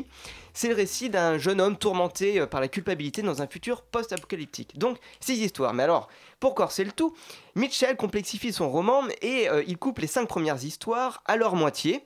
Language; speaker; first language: French; native; French